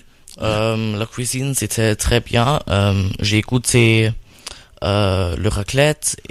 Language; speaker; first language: French; non-native, learner; German